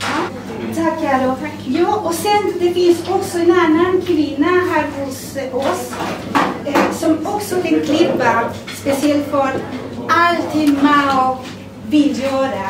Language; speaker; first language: Swedish; non-native, fluent; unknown